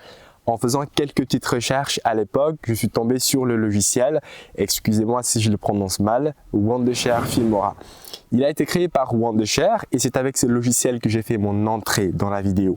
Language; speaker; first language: French; native; French